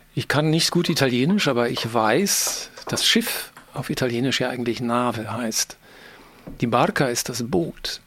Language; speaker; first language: German; native; German